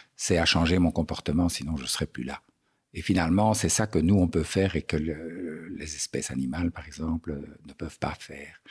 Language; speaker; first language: French; native; French